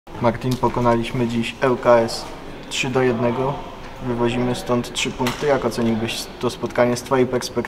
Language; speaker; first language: Polish; native; Polish